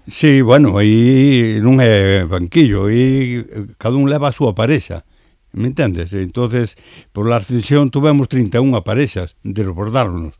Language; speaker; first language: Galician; native; Galician